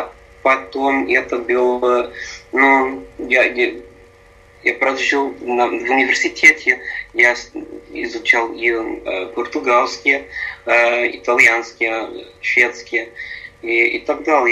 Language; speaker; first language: Russian; non-native, learner; English